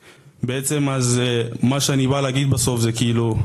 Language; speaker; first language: Hebrew; early bilingual, other home language; Tigrinya